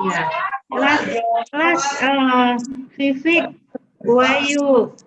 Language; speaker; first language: English; non-native, learner; Indonesian